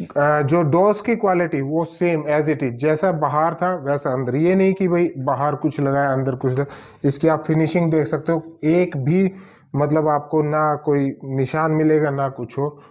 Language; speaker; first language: Hindi; native; Hindi